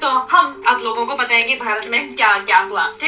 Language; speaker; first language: Hindi; non-native, fluent; Japanese